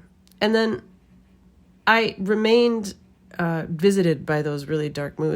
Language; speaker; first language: English; native; English